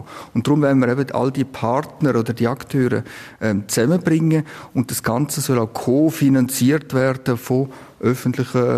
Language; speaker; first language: German; native; German